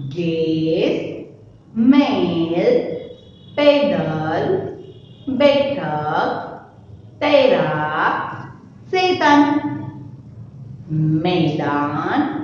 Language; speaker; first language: Hindi; non-native, local second language; Gujarati